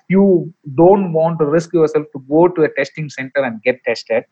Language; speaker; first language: English; non-native, local second language; Malayalam